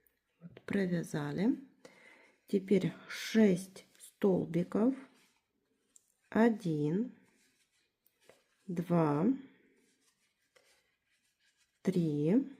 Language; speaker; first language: Russian; native; Russian